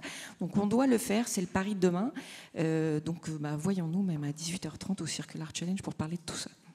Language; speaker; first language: French; native; French